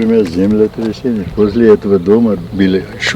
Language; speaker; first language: Russian; non-native, local second language; Armenian